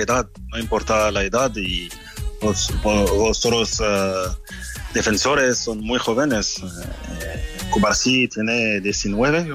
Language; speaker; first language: Spanish; non-native, fluent; French